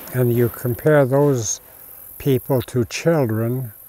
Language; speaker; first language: English; native; English